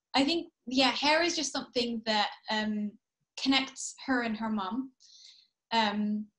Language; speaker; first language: English; early bilingual, heritage; English